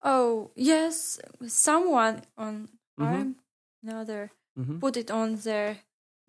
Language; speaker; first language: English; non-native, learner; Ingush